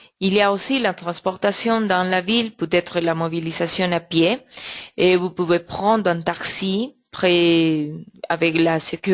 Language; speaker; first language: French; non-native, learner; Spanish